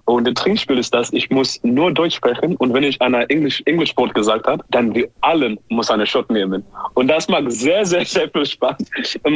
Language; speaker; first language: German; non-native, learner; English